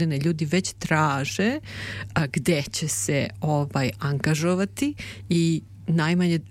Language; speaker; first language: Serbian; native; Serbian